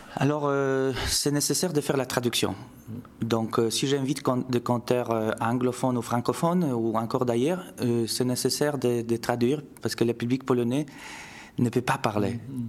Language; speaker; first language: French; non-native, fluent; Polish